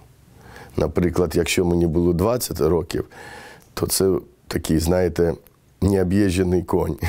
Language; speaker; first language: Ukrainian; non-native, local second language; Romany